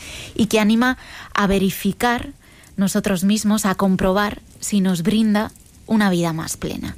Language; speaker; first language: Spanish; native; Spanish